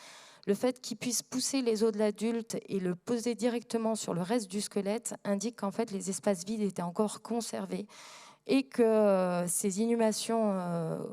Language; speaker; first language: French; native; French